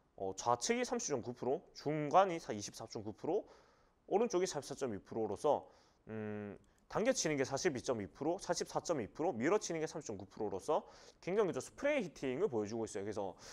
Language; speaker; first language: Korean; native; Korean